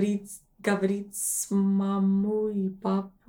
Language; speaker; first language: Russian; non-native, learner; English